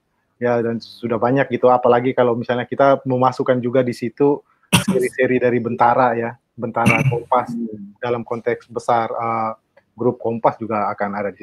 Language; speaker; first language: Indonesian; native; Indonesian